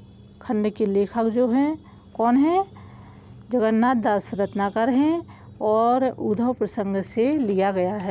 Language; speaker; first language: Hindi; native; Hindi